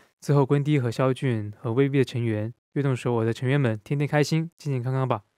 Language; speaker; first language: Chinese; non-native, local second language; Cantonese